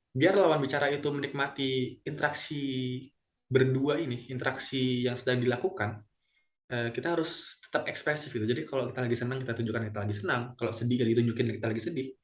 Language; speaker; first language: Indonesian; native; Indonesian